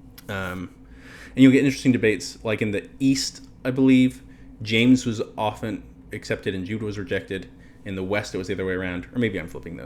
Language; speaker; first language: English; native; English